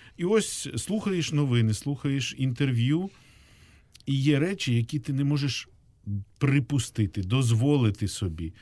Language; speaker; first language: Ukrainian; native; Ukrainian